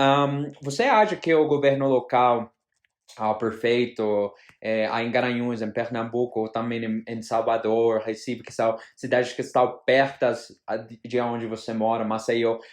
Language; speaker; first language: Portuguese; non-native, fluent; Spanish